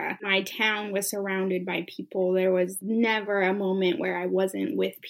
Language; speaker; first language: English; early bilingual, other home language; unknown